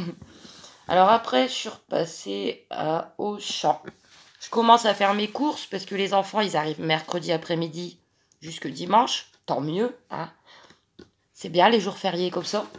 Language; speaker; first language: French; native; French